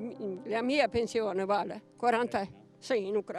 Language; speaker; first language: Italian; non-native, learner; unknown